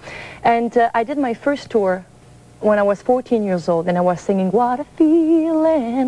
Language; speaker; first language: English; non-native, fluent; French